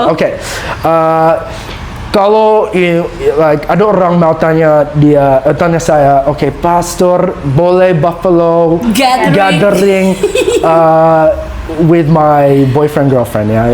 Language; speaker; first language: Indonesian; non-native, learner; English